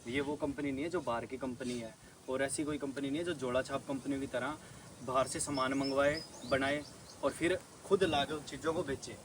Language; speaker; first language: Hindi; non-native, local second language; Punjabi